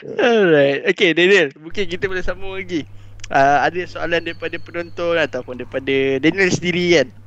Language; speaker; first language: Malay; native; Malay